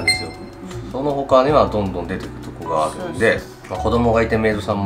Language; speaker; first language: Japanese; native; Japanese